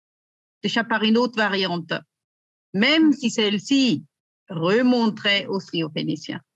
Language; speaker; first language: French; native; French